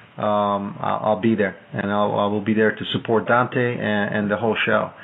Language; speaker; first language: English; non-native, fluent; Italian